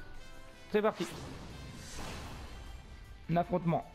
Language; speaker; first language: French; native; French